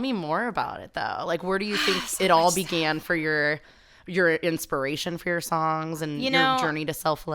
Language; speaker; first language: English; native; English